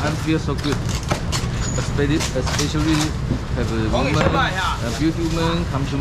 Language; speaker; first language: English; non-native, learner; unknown